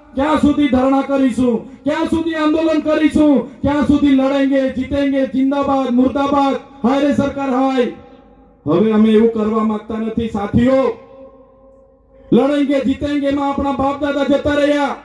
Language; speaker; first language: Gujarati; non-native, local second language; Vasavi